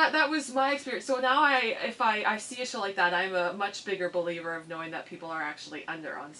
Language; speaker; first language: English; native; English